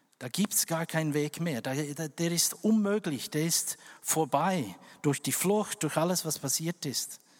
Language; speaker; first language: German; non-native, fluent; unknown